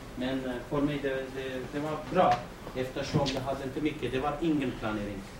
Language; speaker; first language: Swedish; non-native, fluent; Kurdish